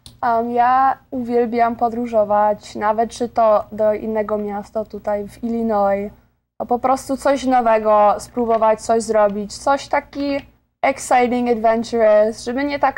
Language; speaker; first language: Polish; early bilingual, heritage; Polish